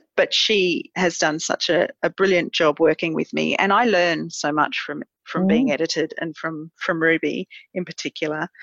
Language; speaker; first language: English; native; English